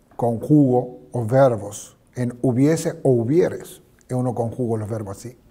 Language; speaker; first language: Spanish; native; Spanish